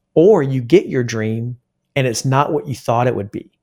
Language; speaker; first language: English; native; English